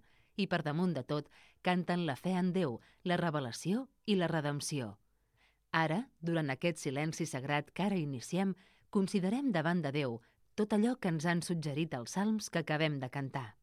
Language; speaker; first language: Catalan; native; Catalan